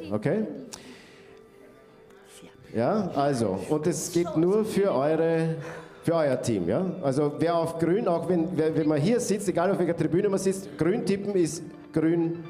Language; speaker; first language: German; native; German